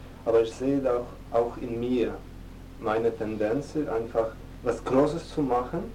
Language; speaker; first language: German; non-native, fluent; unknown